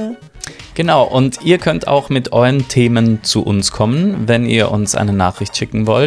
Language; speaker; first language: German; native; German